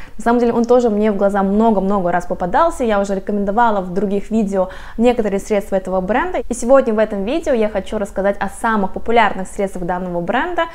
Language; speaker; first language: Russian; non-native, fluent; Korean